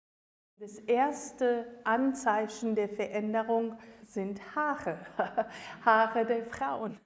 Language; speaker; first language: German; non-native, fluent; Persian